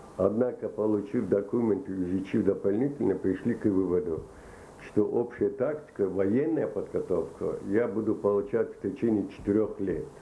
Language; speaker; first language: Russian; non-native, local second language; Azerbaijani